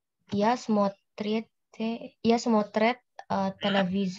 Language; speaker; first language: Russian; non-native, learner; Indonesian